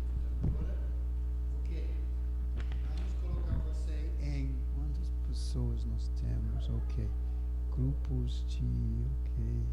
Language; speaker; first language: Portuguese; non-native, fluent; English